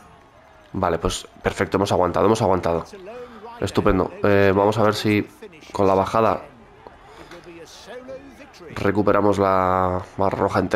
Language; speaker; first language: Spanish; native; Spanish